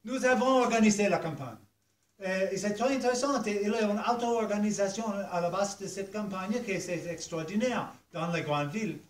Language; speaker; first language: French; non-native, fluent; English